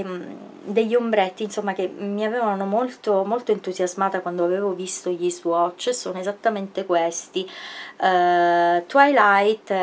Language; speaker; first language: Italian; native; Italian